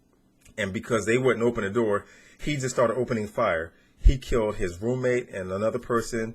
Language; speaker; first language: English; native; English